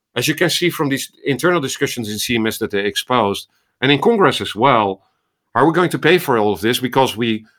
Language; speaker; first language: English; non-native, fluent; Dutch